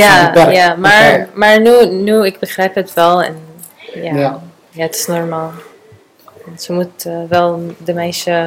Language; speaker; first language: Dutch; non-native, learner; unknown